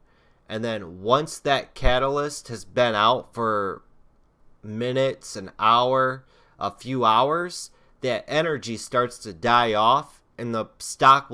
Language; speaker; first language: English; native; English